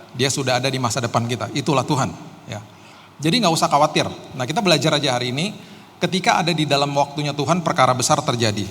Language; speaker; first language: Indonesian; native; Indonesian